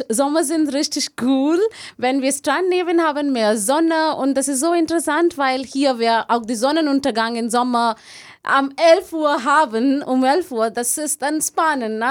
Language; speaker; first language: German; non-native, learner; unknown